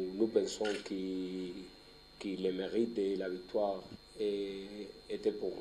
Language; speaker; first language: French; non-native, learner; Spanish